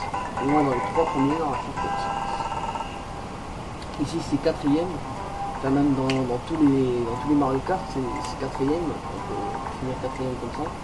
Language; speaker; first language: French; native; French